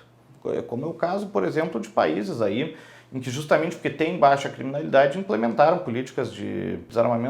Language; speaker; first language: Portuguese; native; Portuguese